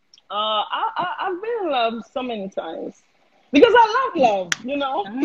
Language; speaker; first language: English; non-native, learner; Haitian Creole